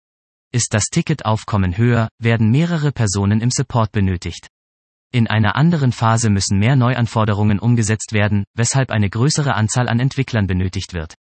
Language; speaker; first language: German; native; German